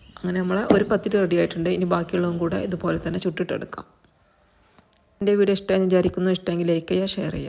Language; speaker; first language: Malayalam; native; Malayalam